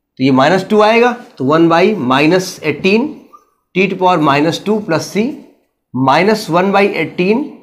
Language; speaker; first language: Hindi; native; Hindi